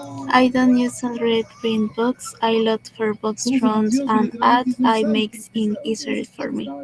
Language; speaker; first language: English; non-native, learner; Spanish